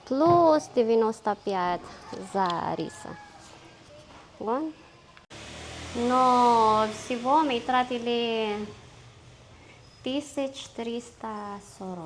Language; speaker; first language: Russian; non-native, learner; Filipino